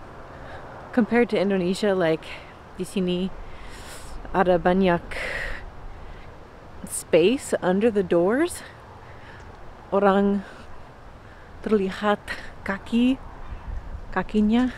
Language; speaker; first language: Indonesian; non-native, learner; English